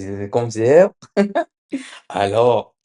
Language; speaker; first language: French; non-native, learner; English